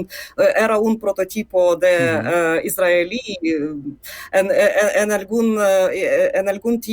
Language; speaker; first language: Spanish; non-native, fluent; Ukrainian